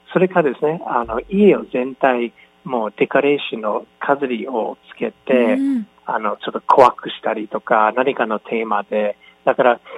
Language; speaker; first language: Japanese; non-native, fluent; English